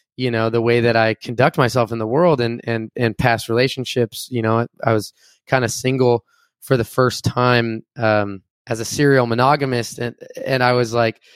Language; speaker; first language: English; native; English